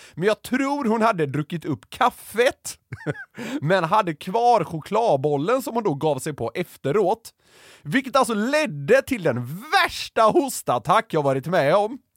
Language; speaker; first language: Swedish; native; Swedish